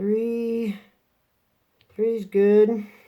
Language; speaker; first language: English; native; English